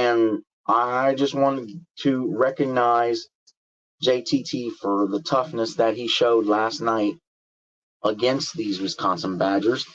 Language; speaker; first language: English; native; English